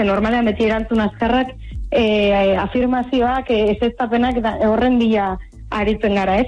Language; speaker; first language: Basque; native; Basque